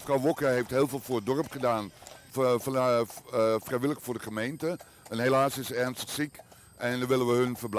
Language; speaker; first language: Dutch; native; Dutch